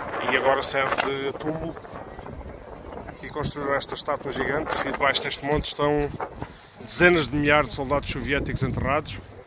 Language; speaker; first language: Portuguese; native; Portuguese